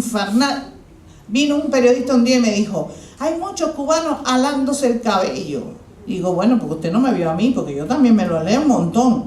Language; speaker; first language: Spanish; native; Spanish